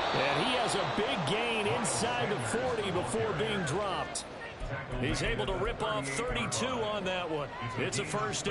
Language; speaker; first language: English; native; English